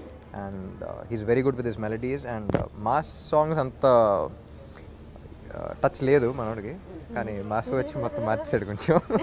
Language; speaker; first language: Telugu; native; Telugu